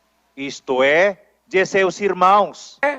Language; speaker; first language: Portuguese; native; Portuguese